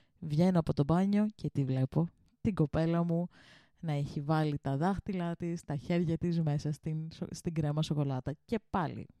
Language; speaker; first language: Greek; early bilingual, heritage; Greek